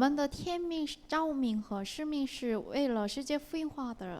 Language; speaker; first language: Chinese; non-native, learner; Korean